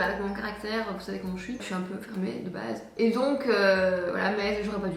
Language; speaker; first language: French; native; French